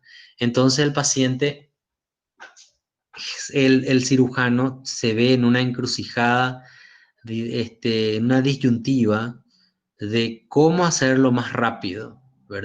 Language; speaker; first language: Spanish; native; Spanish